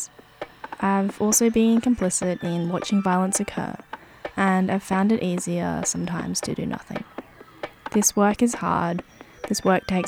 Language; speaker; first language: English; native; English